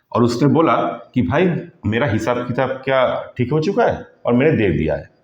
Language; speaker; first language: Hindi; non-native, local second language; Bangla